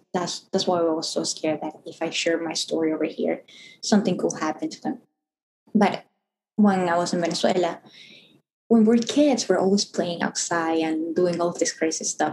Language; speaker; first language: English; non-native, fluent; Spanish